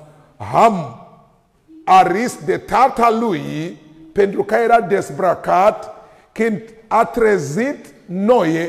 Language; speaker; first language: Romanian; non-native, learner; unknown